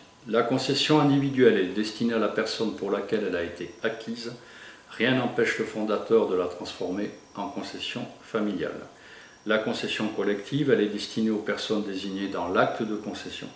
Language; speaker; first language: French; native; French